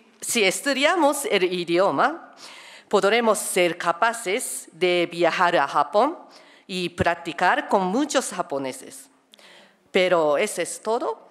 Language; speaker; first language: Spanish; non-native, fluent; Japanese